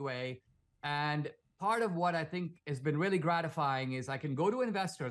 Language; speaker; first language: English; non-native, local second language; Konkani